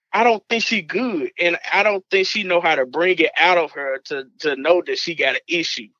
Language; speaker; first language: English; native; English